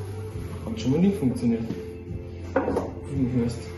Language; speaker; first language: German; native; German